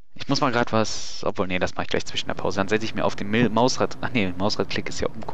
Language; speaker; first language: German; native; German